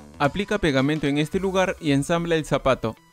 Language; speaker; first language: Spanish; native; Spanish